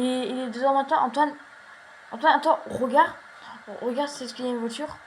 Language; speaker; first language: French; native; French